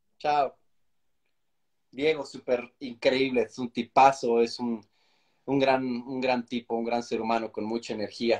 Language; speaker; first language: Spanish; native; Spanish